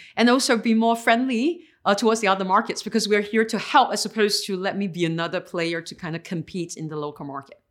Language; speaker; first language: English; native; English